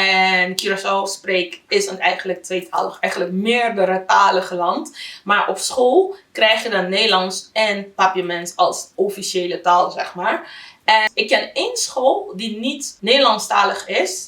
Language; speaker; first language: Dutch; non-native, local second language; Haitian Creole